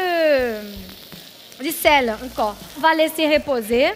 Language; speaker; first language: French; non-native, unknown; Portuguese